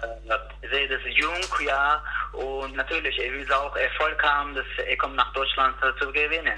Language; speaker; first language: German; non-native, learner; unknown